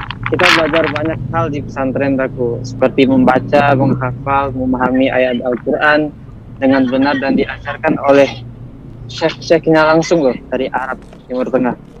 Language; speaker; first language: Indonesian; non-native, fluent; Malay